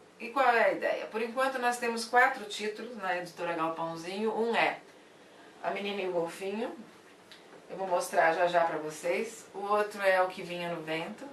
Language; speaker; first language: Portuguese; non-native, fluent; Italian